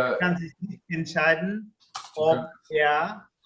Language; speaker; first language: German; non-native, learner; English